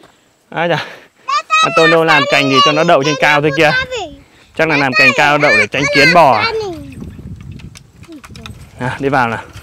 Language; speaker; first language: Vietnamese; native; Vietnamese